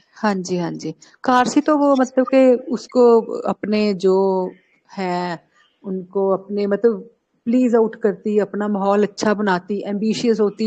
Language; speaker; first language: Hindi; non-native, local second language; Marathi